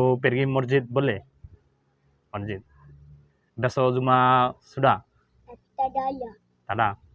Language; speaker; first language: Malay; non-native, learner; Bangla